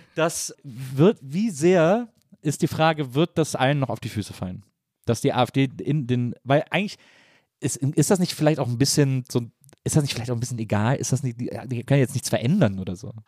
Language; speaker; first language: German; native; German